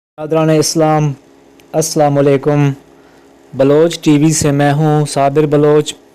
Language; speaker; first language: Urdu; non-native, local second language; Baluchi